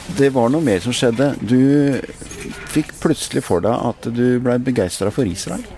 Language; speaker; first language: Norwegian; native; Norwegian